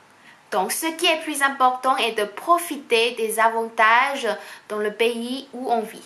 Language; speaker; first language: French; non-native, fluent; Chinese